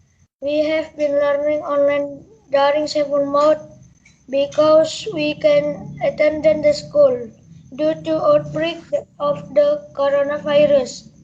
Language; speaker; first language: English; non-native, learner; Indonesian